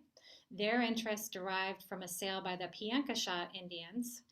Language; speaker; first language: English; native; English